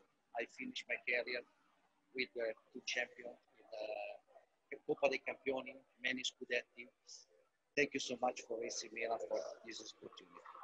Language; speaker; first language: English; non-native, learner; Italian